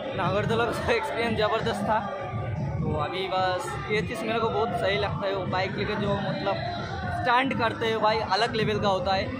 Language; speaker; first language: Hindi; non-native, local second language; Bangla